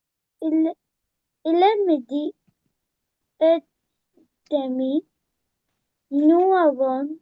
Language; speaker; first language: French; non-native, learner; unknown